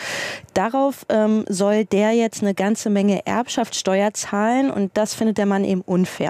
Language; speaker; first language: German; native; German